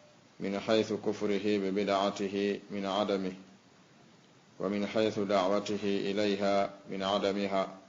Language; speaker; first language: Arabic; non-native, fluent; Fula